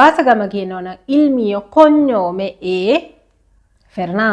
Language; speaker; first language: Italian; non-native, fluent; Sinhala